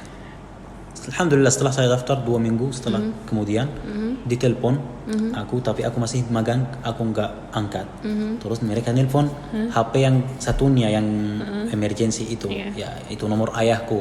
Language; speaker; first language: Indonesian; non-native, fluent; Arabic